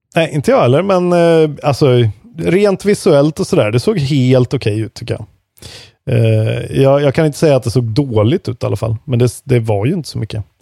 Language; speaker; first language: Swedish; native; Swedish